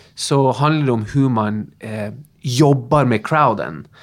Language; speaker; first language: Swedish; non-native, fluent; Norwegian